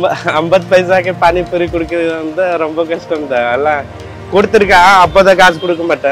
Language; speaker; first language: Tamil; non-native, learner; Hindi